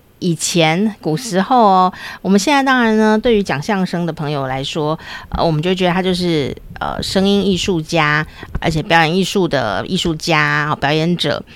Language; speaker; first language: Chinese; native; Chinese